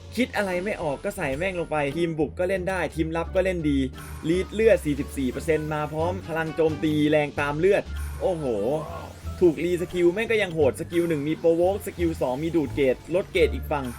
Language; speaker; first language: Thai; native; Thai